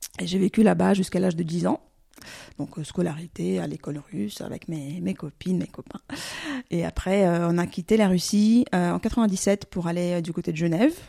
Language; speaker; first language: French; early bilingual, other home language; Russian